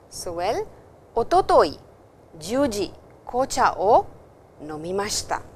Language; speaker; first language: Japanese; non-native, fluent; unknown